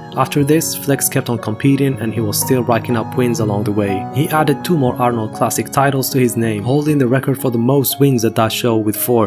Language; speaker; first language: English; native; English